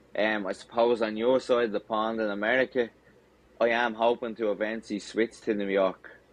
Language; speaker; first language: English; native; English